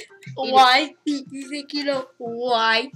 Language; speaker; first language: English; native; English